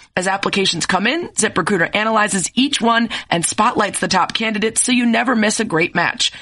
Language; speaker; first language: English; native; English